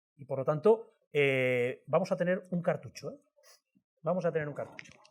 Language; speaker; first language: Spanish; native; Spanish